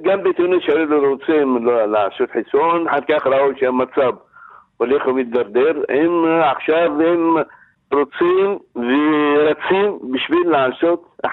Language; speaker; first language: Hebrew; non-native, learner; Arabic